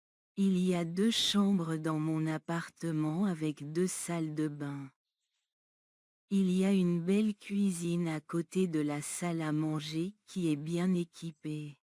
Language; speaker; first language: French; non-native, learner; Bangla